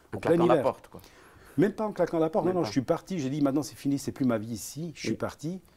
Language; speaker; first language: French; early bilingual, other home language; Italian